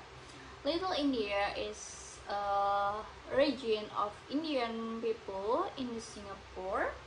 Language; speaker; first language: English; non-native, learner; Indonesian